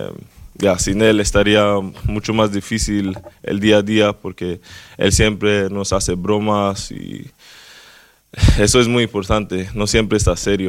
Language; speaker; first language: Spanish; non-native, fluent; Swedish